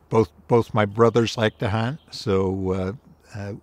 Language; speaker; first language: English; native; English